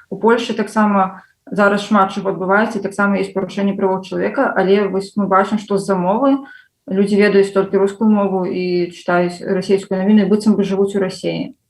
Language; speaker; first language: Belarusian; non-native, local second language; Russian